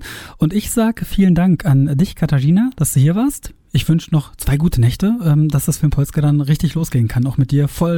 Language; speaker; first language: German; native; German